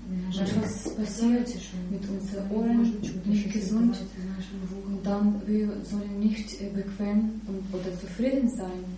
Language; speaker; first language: German; non-native, learner; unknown